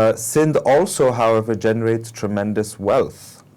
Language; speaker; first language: English; non-native, local second language; Urdu